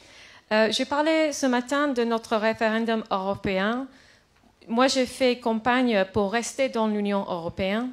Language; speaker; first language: French; non-native, fluent; English